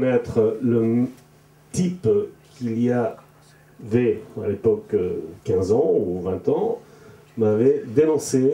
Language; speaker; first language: French; non-native, fluent; Spanish